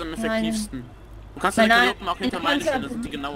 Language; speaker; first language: German; native; German